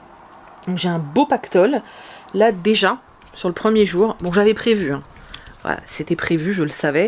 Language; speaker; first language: French; native; French